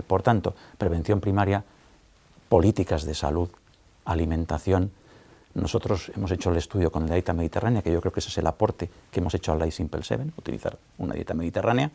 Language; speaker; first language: Spanish; native; Spanish